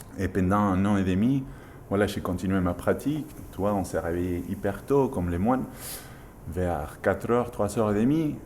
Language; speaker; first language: French; non-native, fluent; Spanish